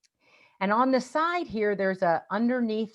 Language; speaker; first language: English; native; English